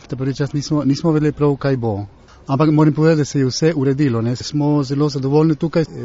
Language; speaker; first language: Slovenian; early bilingual, heritage; Slovenian